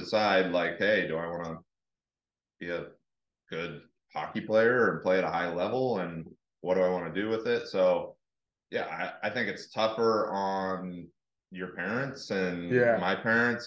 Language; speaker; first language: English; native; English